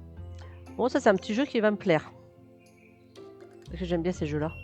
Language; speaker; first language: French; native; French